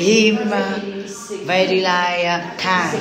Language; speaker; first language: English; non-native, learner; Vietnamese